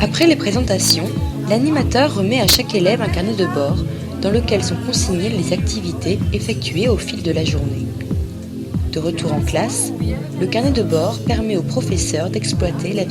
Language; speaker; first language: French; native; French